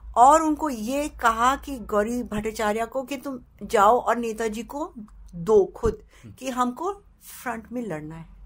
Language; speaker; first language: Hindi; native; Hindi